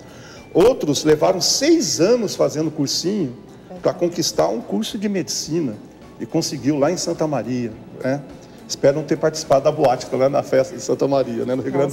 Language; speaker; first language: Portuguese; native; Portuguese